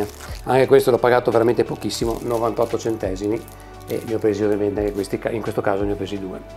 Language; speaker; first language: Italian; native; Italian